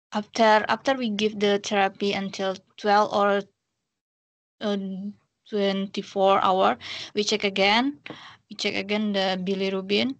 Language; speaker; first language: English; non-native, learner; Indonesian